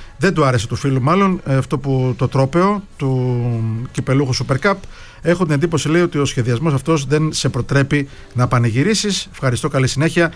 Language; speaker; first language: Greek; native; Greek